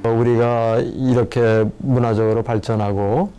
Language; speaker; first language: Korean; native; Korean